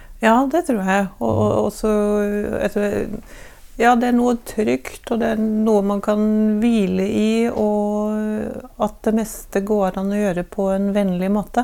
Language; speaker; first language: Norwegian; native; Norwegian